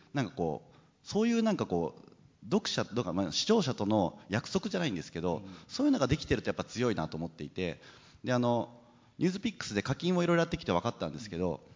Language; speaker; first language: Japanese; native; Japanese